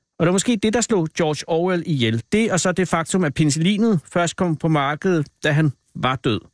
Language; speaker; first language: Danish; native; Danish